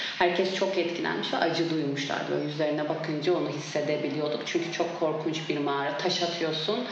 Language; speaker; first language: Turkish; non-native, local second language; Kurdish